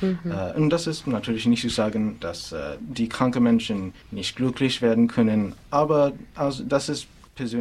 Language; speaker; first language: German; non-native, fluent; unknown